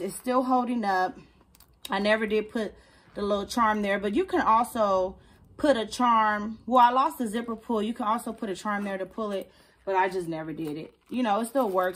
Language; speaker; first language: English; native; English